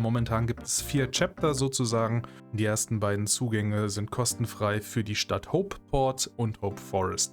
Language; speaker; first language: German; native; German